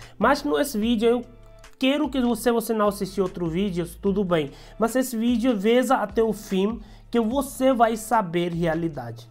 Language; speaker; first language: Portuguese; non-native, learner; Hindi